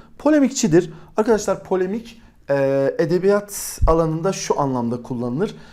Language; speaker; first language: Turkish; native; Turkish